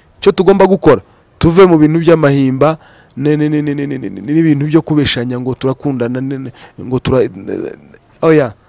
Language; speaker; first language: Kinyarwanda; native; Kinyarwanda